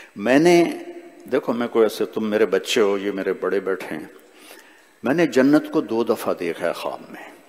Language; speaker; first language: Urdu; non-native, local second language; Punjabi